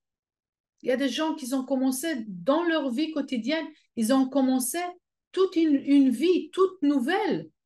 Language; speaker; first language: French; non-native, fluent; Hebrew